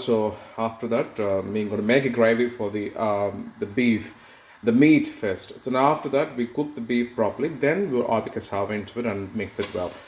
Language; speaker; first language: English; non-native, local second language; Malayalam